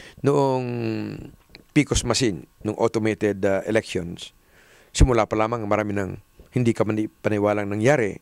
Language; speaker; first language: Filipino; native; Filipino